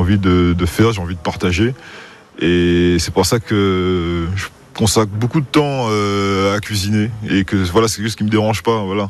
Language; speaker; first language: French; native; French